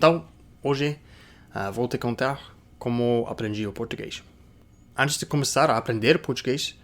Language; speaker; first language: Portuguese; non-native, fluent; English